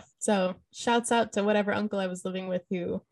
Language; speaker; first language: English; native; English